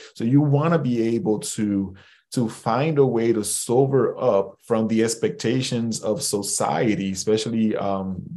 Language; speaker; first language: English; early bilingual, other home language; Spanish